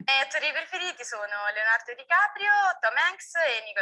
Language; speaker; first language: Italian; non-native, learner; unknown